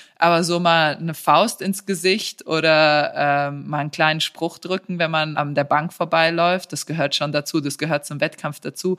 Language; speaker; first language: German; early bilingual, other home language; Serbian